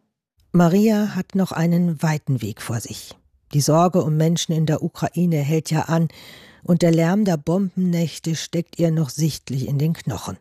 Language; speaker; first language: German; native; German